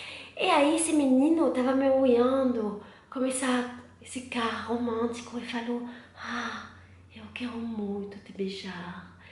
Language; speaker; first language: Portuguese; non-native, learner; French